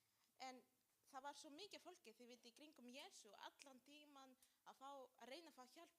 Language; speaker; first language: Icelandic; non-native, learner; Spanish